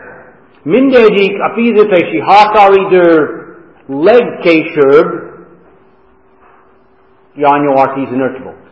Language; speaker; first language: Hungarian; non-native, fluent; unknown